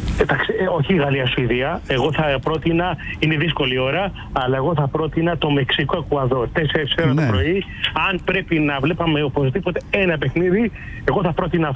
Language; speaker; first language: Greek; native; Greek